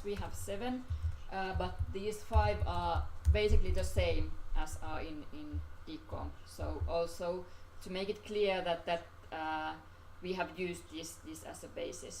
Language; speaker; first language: English; non-native, fluent; Finnish